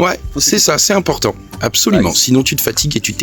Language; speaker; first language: French; native; French